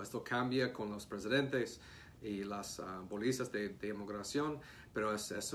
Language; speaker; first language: Spanish; non-native, fluent; English